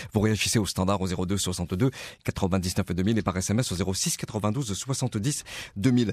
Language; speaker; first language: French; native; French